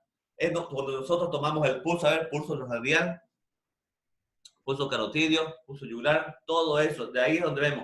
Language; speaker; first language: Spanish; native; Spanish